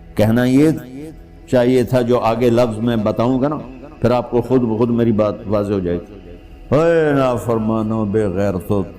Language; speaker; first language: Urdu; non-native, local second language; Punjabi